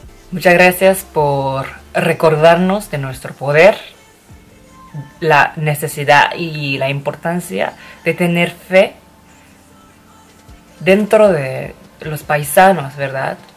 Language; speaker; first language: Spanish; non-native, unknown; Japanese